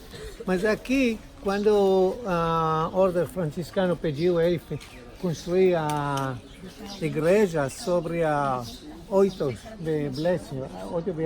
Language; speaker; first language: Portuguese; non-native, learner; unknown